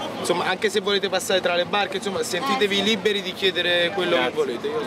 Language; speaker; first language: Italian; native; Italian